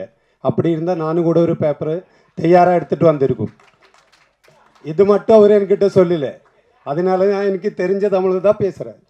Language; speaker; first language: Tamil; non-native, learner; Malayalam